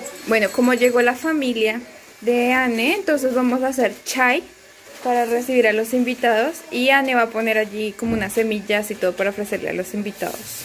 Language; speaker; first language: Spanish; native; Spanish